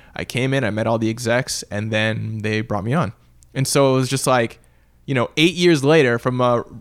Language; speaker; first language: English; native; English